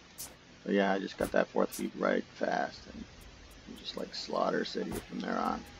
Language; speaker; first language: English; native; English